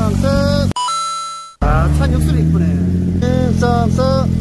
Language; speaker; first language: Korean; native; Korean